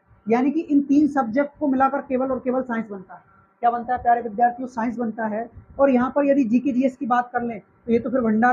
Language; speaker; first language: Hindi; native; Hindi